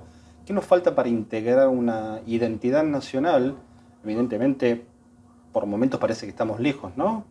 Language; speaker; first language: Spanish; native; Spanish